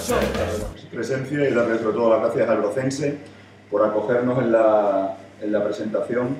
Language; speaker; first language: Spanish; native; Spanish